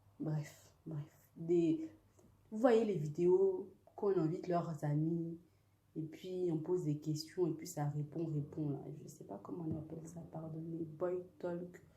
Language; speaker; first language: French; early bilingual, other home language; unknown